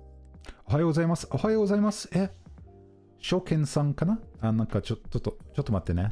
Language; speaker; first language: Japanese; non-native, fluent; English